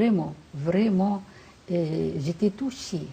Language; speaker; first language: French; non-native, fluent; Arabic